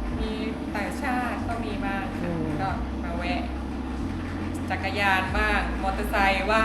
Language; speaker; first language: Thai; native; Thai